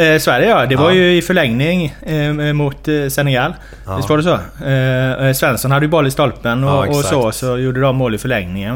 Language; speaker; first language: Swedish; native; Swedish